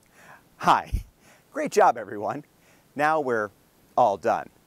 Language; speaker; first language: English; native; English